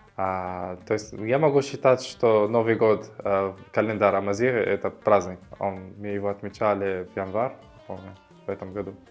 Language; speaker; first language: Russian; non-native, fluent; Arabic